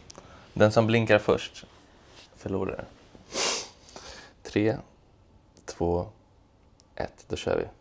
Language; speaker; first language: Swedish; native; Swedish